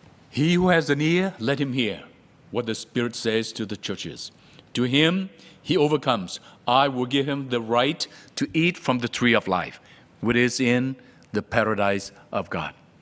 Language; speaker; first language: English; non-native, fluent; Vietnamese